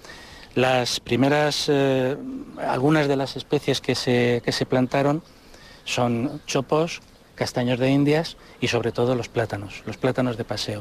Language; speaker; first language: Spanish; native; Spanish